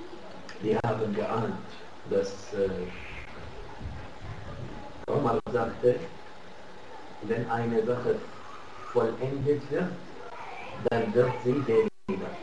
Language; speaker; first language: German; non-native, fluent; Arabic